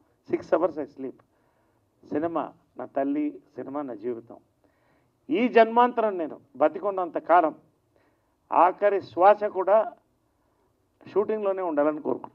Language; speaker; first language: Telugu; native; Telugu